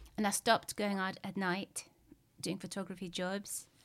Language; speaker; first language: English; native; English